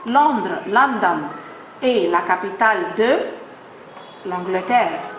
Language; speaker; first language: French; non-native, fluent; Arabic